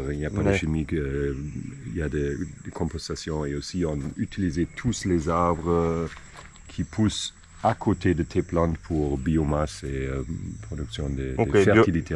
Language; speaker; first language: French; non-native, fluent; German